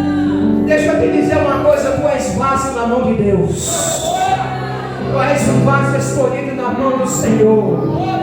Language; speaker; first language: Portuguese; native; Portuguese